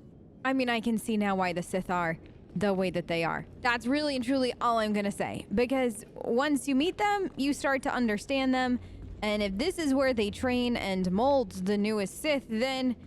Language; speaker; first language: English; native; English